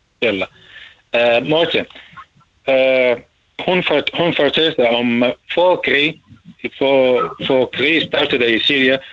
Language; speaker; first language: Danish; non-native, learner; Arabic